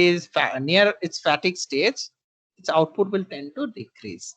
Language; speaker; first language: English; non-native, local second language; Bangla